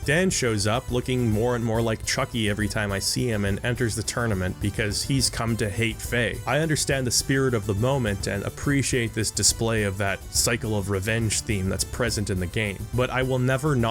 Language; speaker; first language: English; native; English